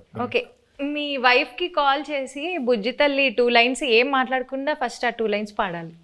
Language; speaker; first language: Telugu; native; Telugu